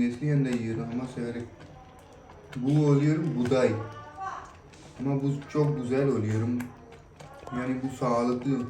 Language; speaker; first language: Turkish; non-native, learner; Urdu